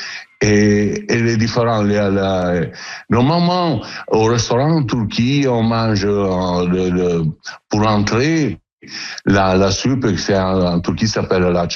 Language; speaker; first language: French; non-native, learner; Italian